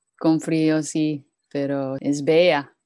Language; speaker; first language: Spanish; non-native, fluent; English